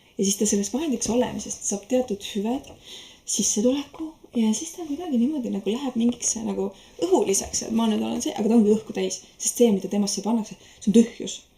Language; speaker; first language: Estonian; native; Estonian